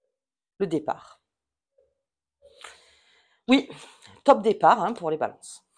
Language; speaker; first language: French; native; French